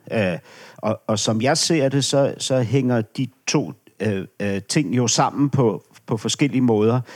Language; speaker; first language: Danish; native; Danish